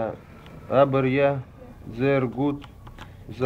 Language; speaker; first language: German; non-native, learner; Turkish